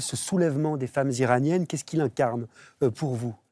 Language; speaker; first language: French; native; French